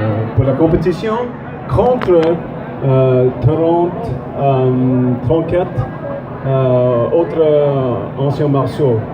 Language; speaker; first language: French; non-native, learner; English